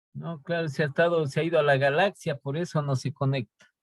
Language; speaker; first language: Spanish; native; Spanish